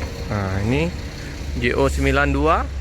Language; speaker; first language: Indonesian; native; Indonesian